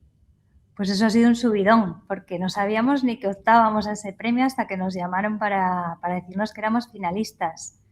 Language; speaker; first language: Spanish; native; Spanish